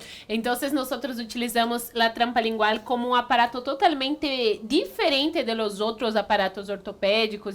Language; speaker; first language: Spanish; non-native, fluent; Portuguese